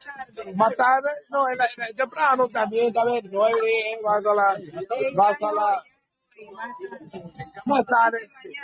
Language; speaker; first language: Spanish; non-native, learner; English